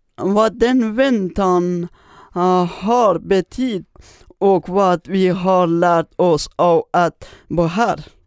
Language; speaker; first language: Swedish; non-native, learner; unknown